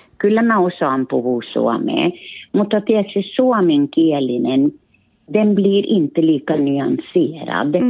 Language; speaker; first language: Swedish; early bilingual, other home language; Finnish